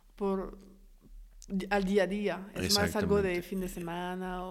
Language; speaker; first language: Spanish; non-native, fluent; French